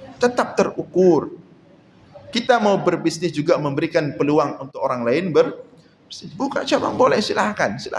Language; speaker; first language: Malay; non-native, local second language; Achinese